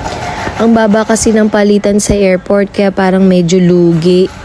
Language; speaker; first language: Filipino; native; Filipino